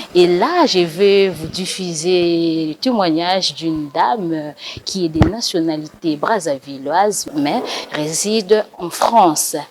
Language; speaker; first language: French; non-native, local second language; Lingala